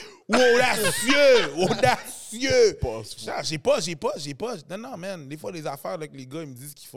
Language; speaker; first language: French; native; French